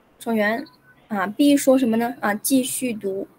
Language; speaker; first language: Chinese; native; Chinese